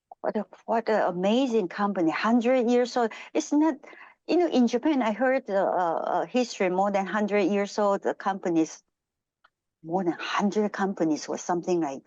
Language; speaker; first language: English; non-native, fluent; Japanese